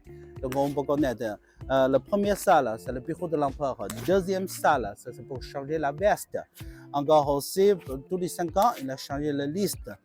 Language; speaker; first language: French; non-native, learner; Chinese